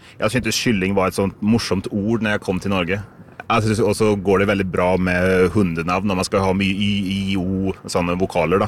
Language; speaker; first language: Swedish; native; Swedish